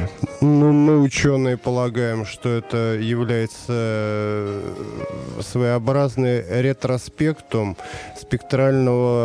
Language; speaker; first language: Russian; native; Russian